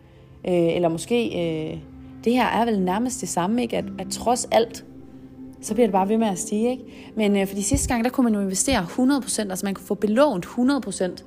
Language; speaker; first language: Danish; native; Danish